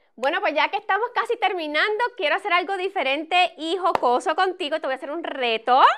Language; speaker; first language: Spanish; native; Spanish